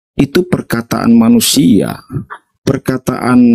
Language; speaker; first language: Indonesian; native; Indonesian